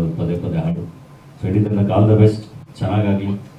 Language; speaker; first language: Kannada; native; Kannada